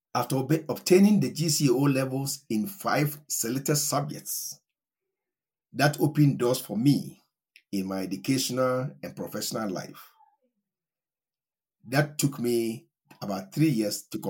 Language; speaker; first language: English; non-native, local second language; Akan